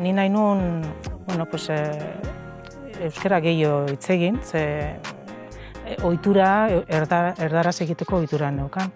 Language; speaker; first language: Basque; non-native, local second language; Spanish